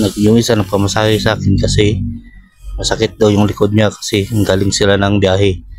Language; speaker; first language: Filipino; non-native, local second language; Cebuano